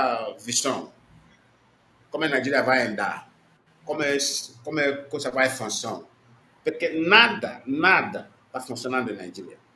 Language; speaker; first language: Portuguese; non-native, learner; Igbo